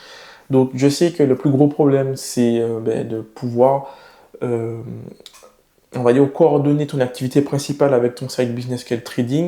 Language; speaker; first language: French; native; French